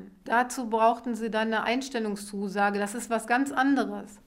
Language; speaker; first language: German; native; German